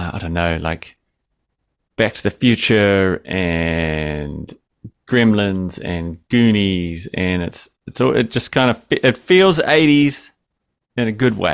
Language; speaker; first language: English; native; English